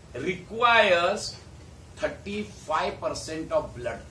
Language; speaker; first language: English; non-native, local second language; Marathi